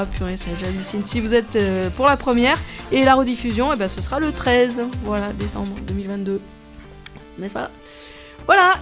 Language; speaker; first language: French; native; French